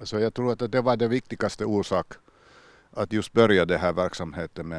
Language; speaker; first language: Swedish; non-native, local second language; Finnish